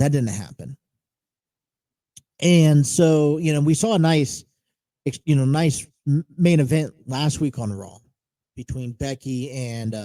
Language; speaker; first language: English; native; English